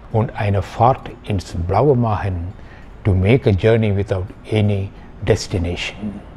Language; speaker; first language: German; non-native, fluent; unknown